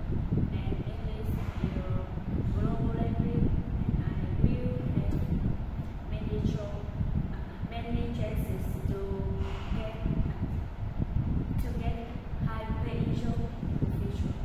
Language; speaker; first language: English; non-native, learner; Vietnamese